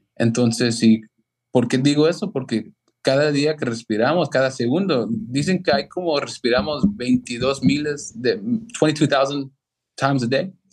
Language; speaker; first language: Spanish; early bilingual, heritage; Spanish